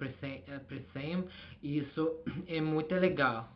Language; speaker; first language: Portuguese; non-native, learner; Azerbaijani